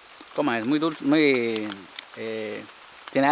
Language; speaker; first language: Spanish; non-native, local second language; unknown